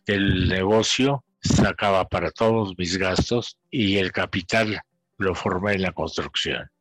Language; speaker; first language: Spanish; native; Spanish